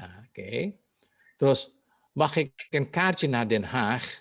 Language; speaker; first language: Dutch; non-native, fluent; Indonesian